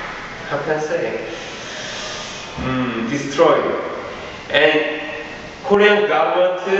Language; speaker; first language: English; non-native, learner; Korean